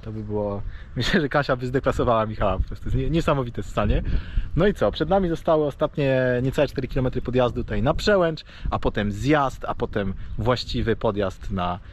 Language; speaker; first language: Polish; native; Polish